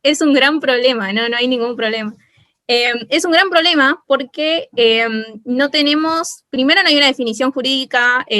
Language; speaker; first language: Spanish; native; Spanish